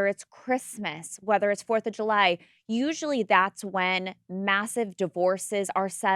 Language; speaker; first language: English; native; English